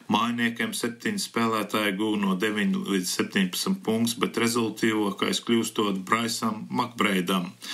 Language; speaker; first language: Latvian; early bilingual, heritage; Latvian